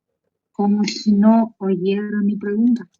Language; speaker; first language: Spanish; non-native, learner; Russian